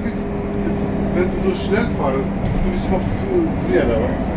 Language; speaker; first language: German; non-native, local second language; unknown